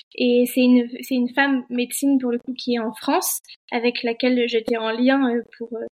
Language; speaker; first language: French; native; French